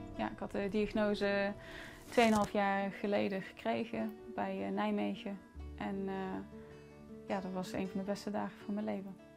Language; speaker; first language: Dutch; non-native, fluent; English